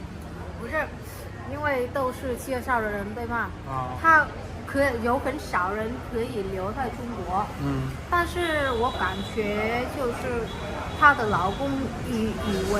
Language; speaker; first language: Chinese; non-native, learner; Vietnamese